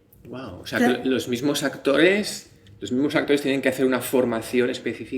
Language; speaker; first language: Spanish; native; Spanish